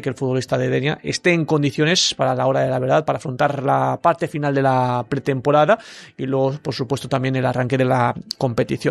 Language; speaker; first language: Spanish; native; Spanish